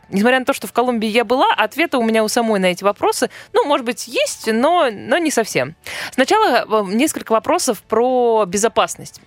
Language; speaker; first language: Russian; native; Russian